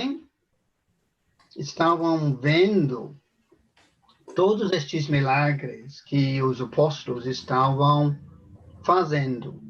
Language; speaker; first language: Portuguese; non-native, fluent; English